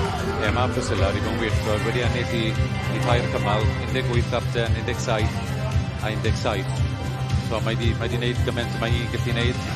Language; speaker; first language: Welsh; native; Welsh